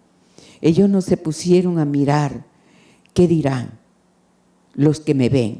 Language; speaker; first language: Spanish; native; Spanish